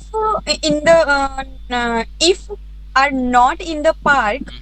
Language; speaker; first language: English; non-native, learner; Hindi